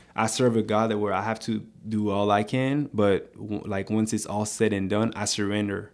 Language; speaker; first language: English; non-native, fluent; French